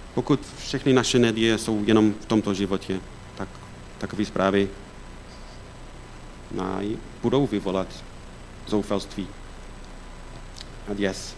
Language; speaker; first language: Czech; non-native, fluent; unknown